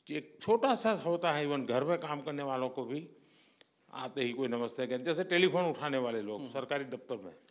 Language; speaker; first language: Hindi; non-native, local second language; Gujarati